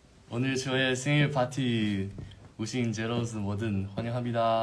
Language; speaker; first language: Korean; non-native, learner; Chinese